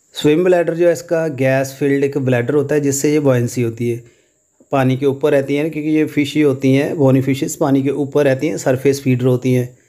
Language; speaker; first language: Urdu; non-native, local second language; Punjabi